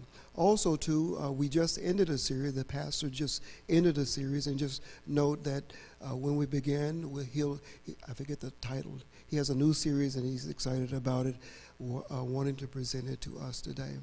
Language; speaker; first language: English; native; English